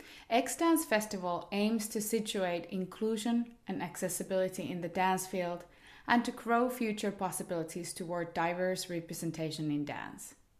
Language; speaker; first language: English; non-native, fluent; Finnish